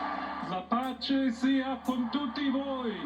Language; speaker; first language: Italian; non-native, fluent; English